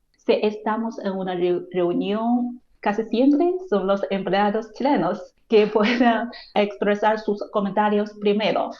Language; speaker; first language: Spanish; non-native, fluent; Chinese